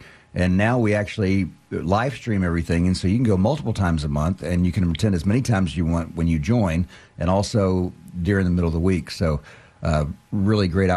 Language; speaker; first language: English; native; English